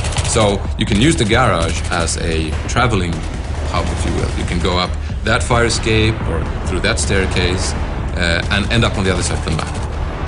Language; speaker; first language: English; non-native, fluent; Swedish